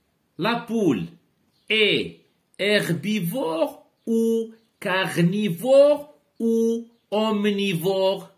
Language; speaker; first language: French; non-native, local second language; Arabic